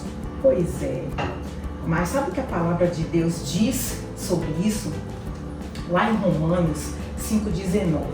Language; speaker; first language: Portuguese; native; Portuguese